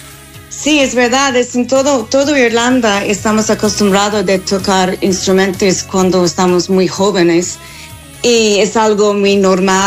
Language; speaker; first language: Spanish; non-native, fluent; English